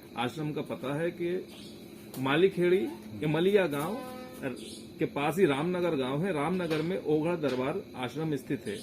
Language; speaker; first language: Hindi; native; Hindi